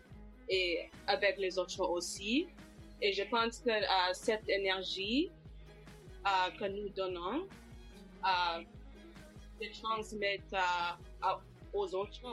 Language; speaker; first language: French; non-native, local second language; English